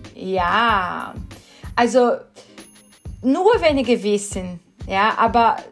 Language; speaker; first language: German; non-native, fluent; Portuguese